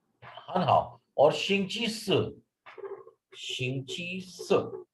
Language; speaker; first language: Chinese; non-native, learner; Urdu